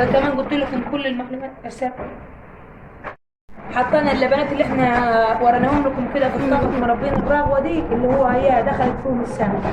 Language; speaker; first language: Arabic; native; Arabic